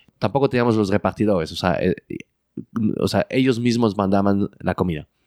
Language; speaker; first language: Spanish; early bilingual, heritage; French